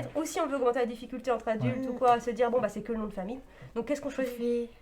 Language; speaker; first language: French; native; French